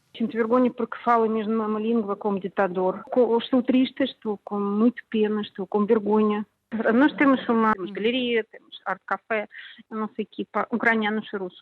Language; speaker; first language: Portuguese; non-native, learner; Russian